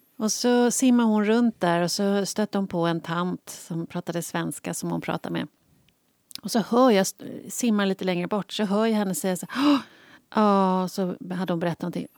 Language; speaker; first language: Swedish; native; Swedish